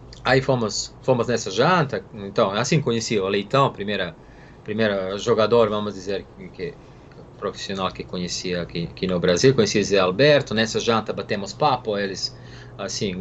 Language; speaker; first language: Portuguese; non-native, fluent; Serbian